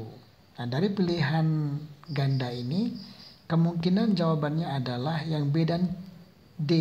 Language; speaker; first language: Indonesian; native; Indonesian